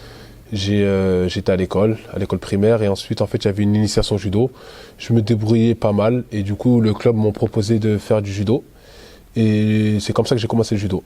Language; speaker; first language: French; native; French